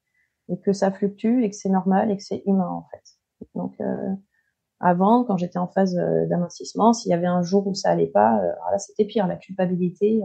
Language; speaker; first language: French; native; French